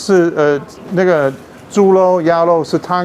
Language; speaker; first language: Chinese; non-native, learner; English